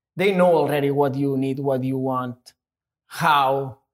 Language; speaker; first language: English; non-native, fluent; Spanish